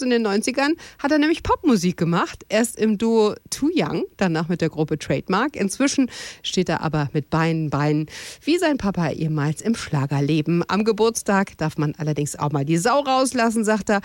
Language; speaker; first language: German; native; German